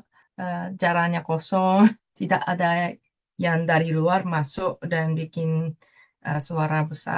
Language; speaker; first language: Indonesian; non-native, fluent; Japanese